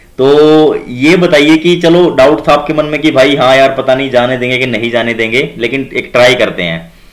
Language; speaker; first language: Hindi; native; Hindi